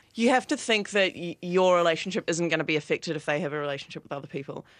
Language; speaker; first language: English; native; English